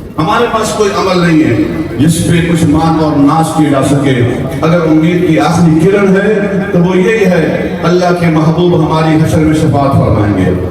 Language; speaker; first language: Urdu; non-native, local second language; Punjabi